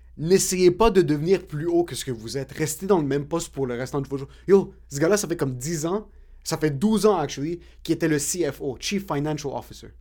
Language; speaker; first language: French; native; French